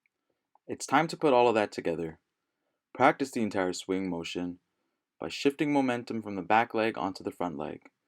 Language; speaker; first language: English; native; English